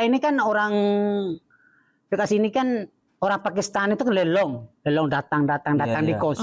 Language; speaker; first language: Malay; non-native, fluent; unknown